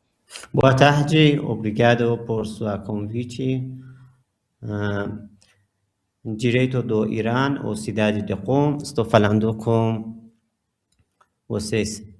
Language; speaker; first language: Portuguese; non-native, learner; Persian